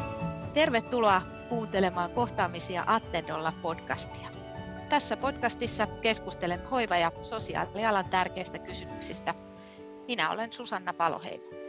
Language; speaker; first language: Finnish; native; Finnish